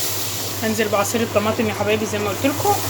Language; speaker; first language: Arabic; native; Arabic